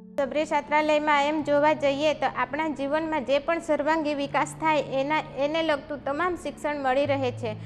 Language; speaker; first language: Gujarati; non-native, local second language; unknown